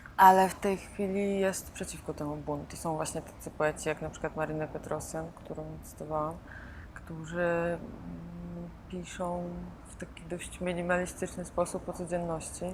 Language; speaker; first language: Polish; native; Polish